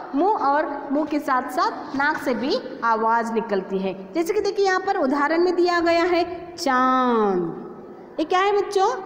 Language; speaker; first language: Hindi; non-native, local second language; Kannada